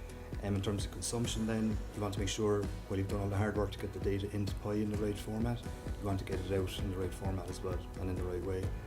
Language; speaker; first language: English; native; English